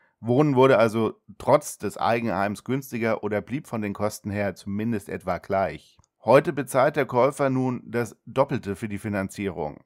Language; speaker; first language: German; native; German